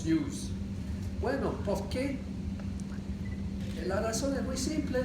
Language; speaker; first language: Spanish; non-native, fluent; English